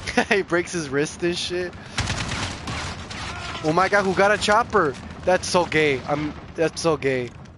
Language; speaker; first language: English; early bilingual, other home language; Spanish